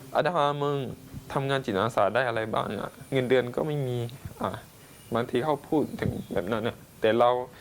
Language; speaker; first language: Thai; non-native, local second language; Pattani Malay